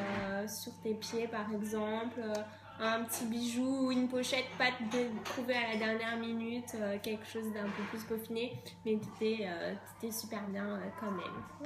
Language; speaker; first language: French; native; French